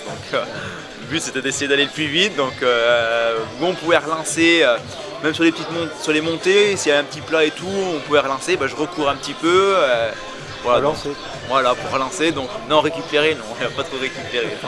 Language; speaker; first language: French; native; French